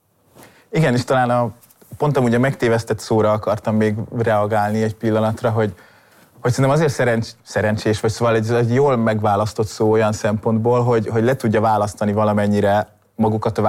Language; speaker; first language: Hungarian; native; Hungarian